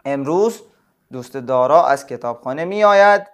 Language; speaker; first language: Persian; non-native, fluent; Urdu